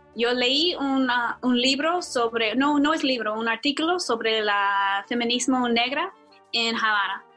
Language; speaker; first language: Spanish; non-native, fluent; English